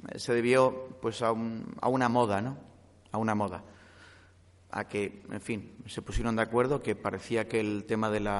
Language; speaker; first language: Spanish; native; Spanish